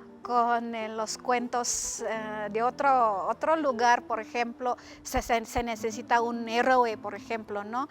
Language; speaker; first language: Spanish; non-native, fluent; Indonesian